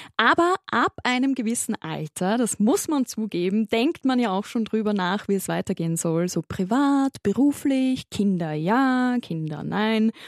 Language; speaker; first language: German; native; German